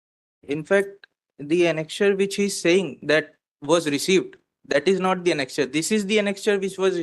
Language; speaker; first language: English; non-native, local second language; Hindi